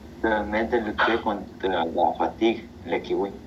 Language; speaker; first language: French; non-native, learner; Spanish